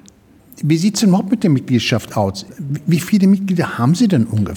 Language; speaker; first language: German; native; German